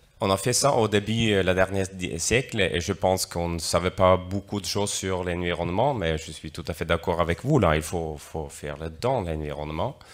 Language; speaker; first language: French; non-native, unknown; Norwegian